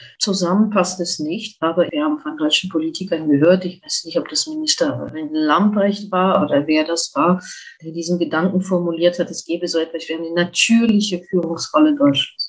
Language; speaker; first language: German; non-native, fluent; Polish